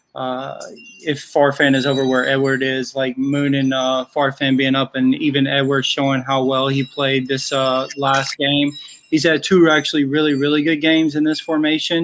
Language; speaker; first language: English; native; English